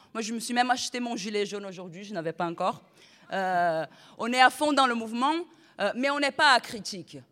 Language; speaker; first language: French; non-native, fluent; Portuguese